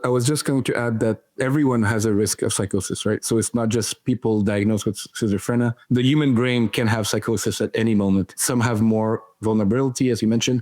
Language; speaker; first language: English; non-native, fluent; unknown